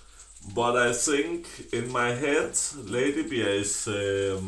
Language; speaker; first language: English; non-native, learner; Danish